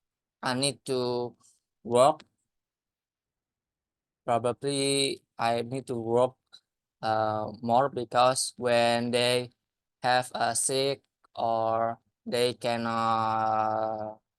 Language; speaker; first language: English; non-native, learner; Indonesian